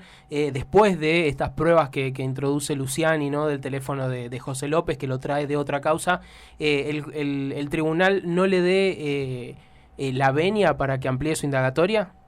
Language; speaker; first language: Spanish; native; Spanish